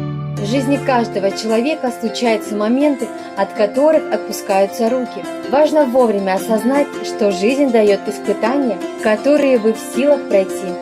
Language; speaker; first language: Russian; native; Russian